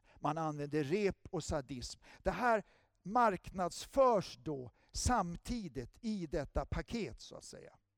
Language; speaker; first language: Swedish; native; Swedish